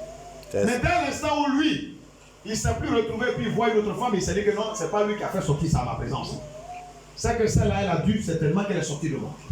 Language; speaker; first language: French; non-native, local second language; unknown